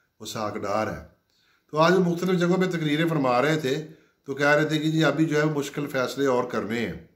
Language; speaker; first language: Urdu; non-native, local second language; Punjabi